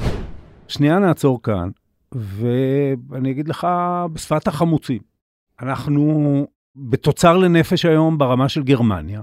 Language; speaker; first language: Hebrew; native; Hebrew